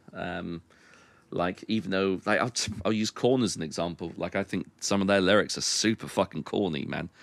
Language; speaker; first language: English; native; English